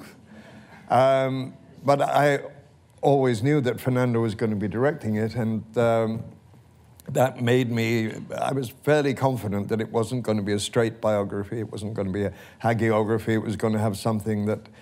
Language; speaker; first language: English; native; English